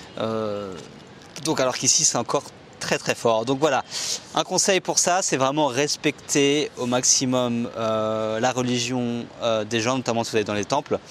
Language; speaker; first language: French; native; French